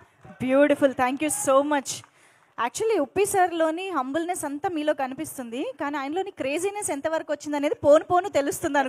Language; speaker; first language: Telugu; native; Telugu